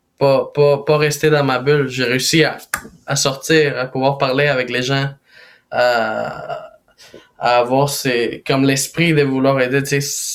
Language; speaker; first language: French; non-native, fluent; Spanish